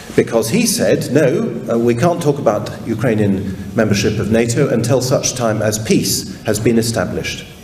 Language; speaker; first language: English; native; English